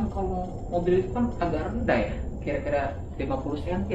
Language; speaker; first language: Indonesian; native; Indonesian